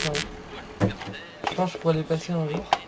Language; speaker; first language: French; native; French